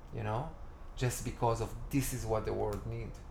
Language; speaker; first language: English; non-native, fluent; Hebrew